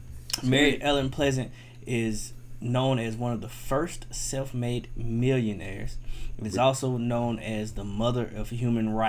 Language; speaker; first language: English; native; English